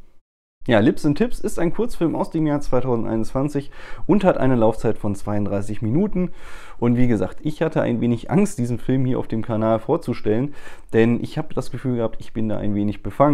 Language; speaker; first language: German; native; German